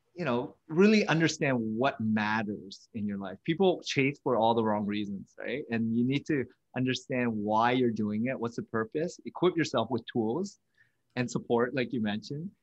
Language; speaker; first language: English; early bilingual, other home language; Vietnamese